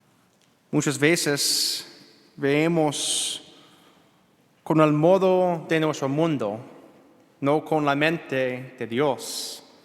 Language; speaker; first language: Spanish; non-native, learner; English